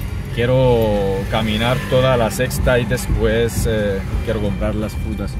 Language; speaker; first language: Spanish; non-native, learner; English